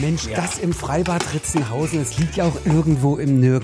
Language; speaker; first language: German; native; German